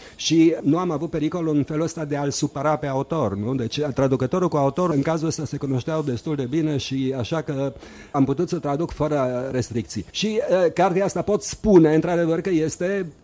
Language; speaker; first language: Romanian; non-native, local second language; German